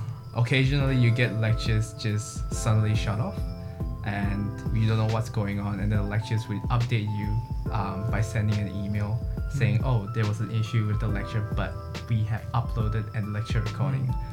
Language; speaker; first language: English; non-native, local second language; Chinese